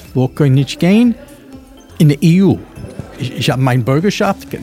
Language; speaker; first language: German; non-native, learner; English